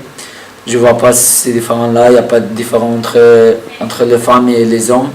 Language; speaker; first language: French; non-native, learner; Kurdish